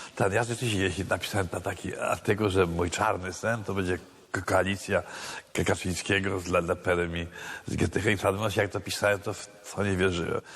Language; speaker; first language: Polish; native; Polish